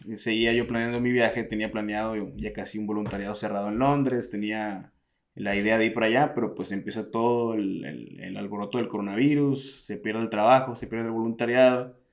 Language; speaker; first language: Spanish; native; Spanish